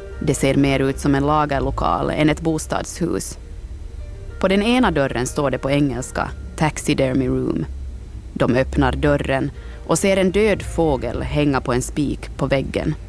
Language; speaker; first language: Swedish; native; Swedish